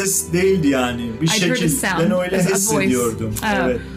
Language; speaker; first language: Turkish; non-native, fluent; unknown